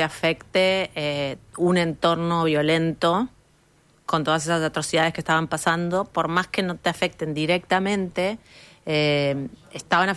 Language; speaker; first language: Spanish; native; Spanish